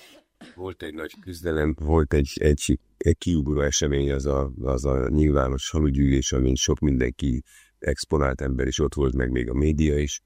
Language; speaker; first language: Hungarian; native; Hungarian